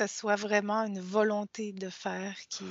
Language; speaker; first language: French; native; French